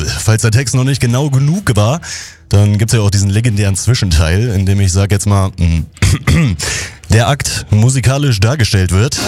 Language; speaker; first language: German; native; German